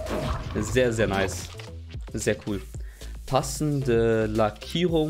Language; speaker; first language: German; native; German